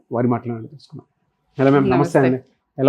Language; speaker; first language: Telugu; native; Telugu